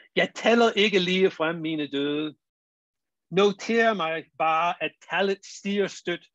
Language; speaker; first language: Danish; non-native, fluent; English